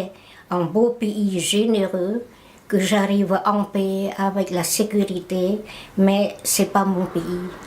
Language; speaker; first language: French; non-native, fluent; Khmer